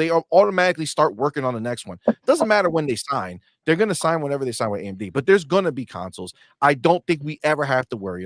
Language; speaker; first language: English; native; English